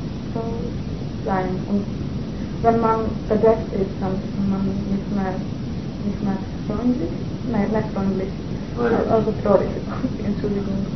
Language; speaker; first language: German; non-native, fluent; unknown